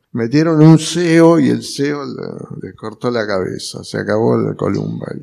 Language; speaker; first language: Spanish; early bilingual, other home language; Italian